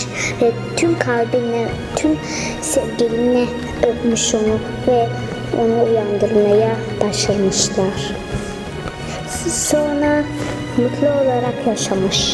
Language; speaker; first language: Turkish; early bilingual, heritage; Turkish